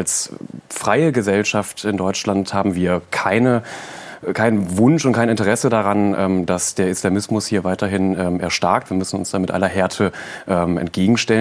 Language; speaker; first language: German; native; German